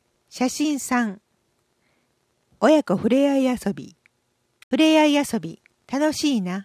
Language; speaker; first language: Japanese; native; Japanese